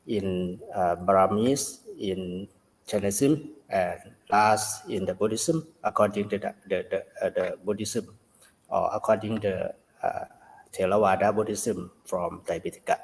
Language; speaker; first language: English; non-native, learner; Thai